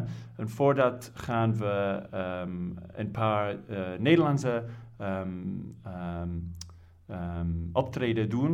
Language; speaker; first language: Dutch; non-native, fluent; English